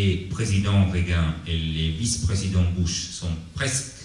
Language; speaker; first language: French; non-native, learner; Italian